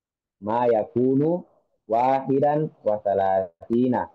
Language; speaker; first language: Arabic; non-native, fluent; Indonesian